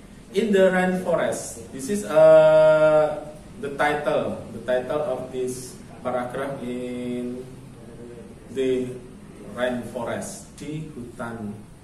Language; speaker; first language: English; non-native, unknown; Indonesian